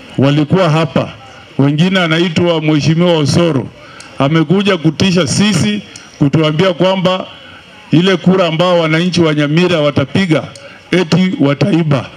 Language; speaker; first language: Swahili; non-native, local second language; Gusii